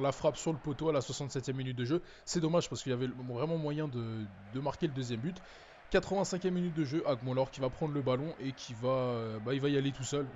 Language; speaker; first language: French; native; French